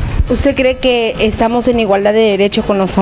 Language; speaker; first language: Spanish; native; Spanish